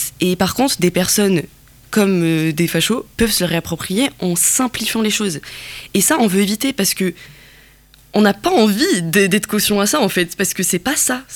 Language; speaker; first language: French; non-native, local second language; Kabyle